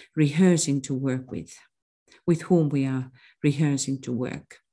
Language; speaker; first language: English; non-native, fluent; Finnish